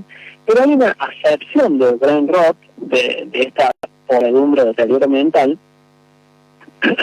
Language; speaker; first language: Spanish; native; Spanish